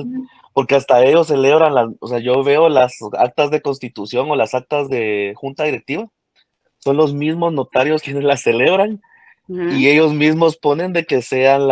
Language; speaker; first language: Spanish; native; Spanish